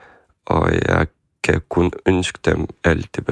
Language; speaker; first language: Danish; non-native, fluent; Ukrainian